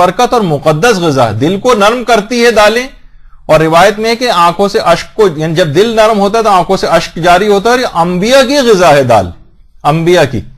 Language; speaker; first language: Urdu; native; Urdu